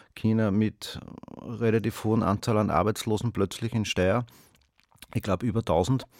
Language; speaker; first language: German; native; German